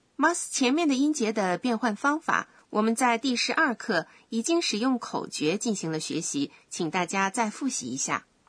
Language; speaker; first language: Chinese; native; Chinese